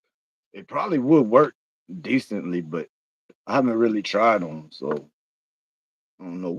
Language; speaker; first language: English; native; English